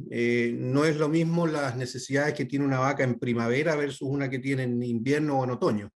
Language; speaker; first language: Spanish; native; Spanish